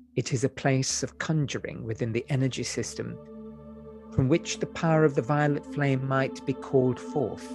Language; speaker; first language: English; native; English